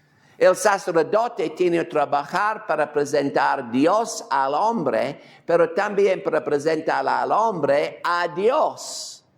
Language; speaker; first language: Spanish; non-native, fluent; English